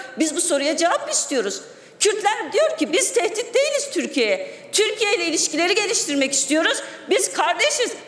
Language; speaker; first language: Turkish; non-native, local second language; Kurdish